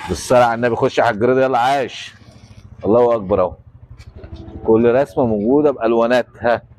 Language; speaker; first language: Arabic; native; Arabic